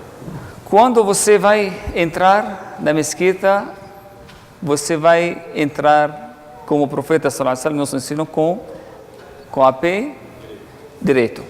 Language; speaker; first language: Portuguese; non-native, fluent; Arabic